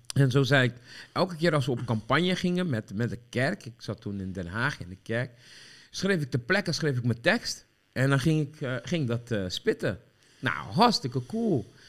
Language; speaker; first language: Dutch; early bilingual, other home language; Sranan Tongo